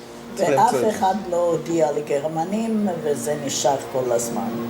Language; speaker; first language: Hebrew; non-native, fluent; Italian